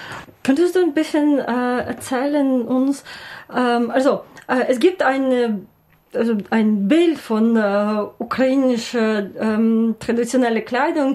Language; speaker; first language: German; non-native, learner; Ukrainian